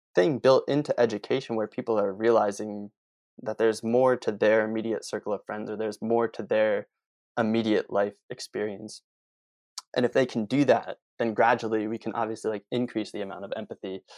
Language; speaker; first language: English; native; English